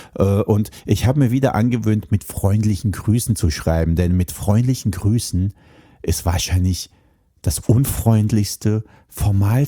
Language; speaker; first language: German; native; German